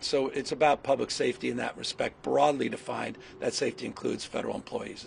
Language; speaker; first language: English; native; English